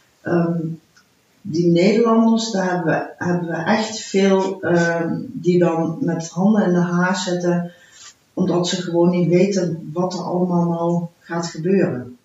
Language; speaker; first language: Dutch; early bilingual, heritage; Dutch